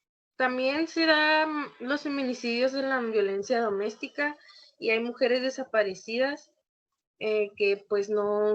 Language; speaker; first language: Spanish; native; Spanish